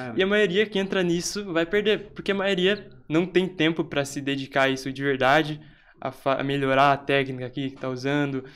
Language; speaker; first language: Portuguese; native; Portuguese